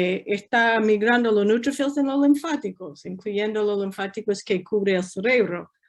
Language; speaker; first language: Spanish; non-native, fluent; English